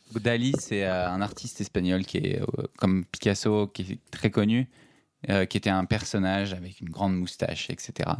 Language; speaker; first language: French; native; French